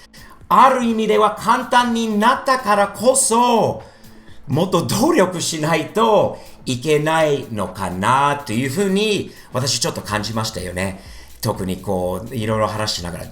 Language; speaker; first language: Japanese; non-native, fluent; English